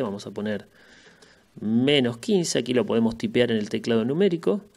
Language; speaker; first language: Spanish; native; Spanish